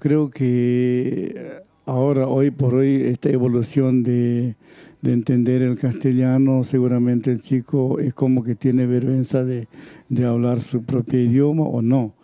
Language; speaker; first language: Spanish; non-native, local second language; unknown